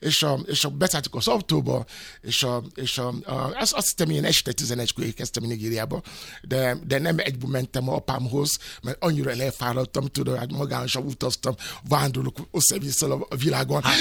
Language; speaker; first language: Hungarian; non-native, fluent; Yoruba